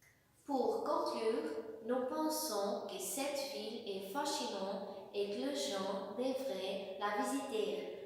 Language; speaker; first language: French; non-native, learner; Portuguese